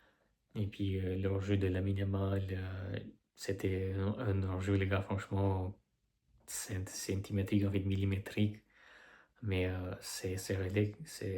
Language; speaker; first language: French; non-native, fluent; Albanian